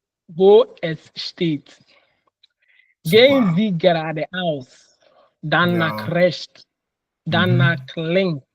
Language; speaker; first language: German; non-native, learner; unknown